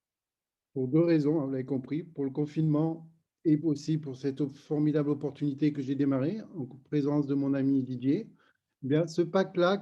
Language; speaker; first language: French; native; French